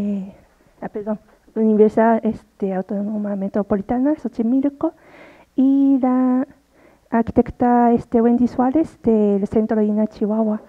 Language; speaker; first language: Spanish; non-native, fluent; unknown